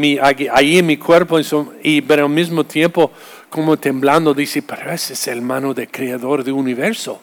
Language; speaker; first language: Spanish; non-native, fluent; English